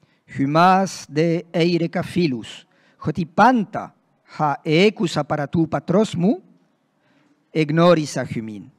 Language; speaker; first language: Greek; non-native, fluent; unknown